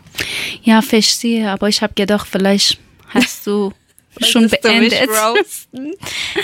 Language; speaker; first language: German; non-native, learner; Persian